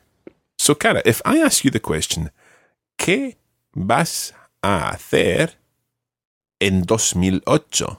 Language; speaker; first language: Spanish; non-native, fluent; English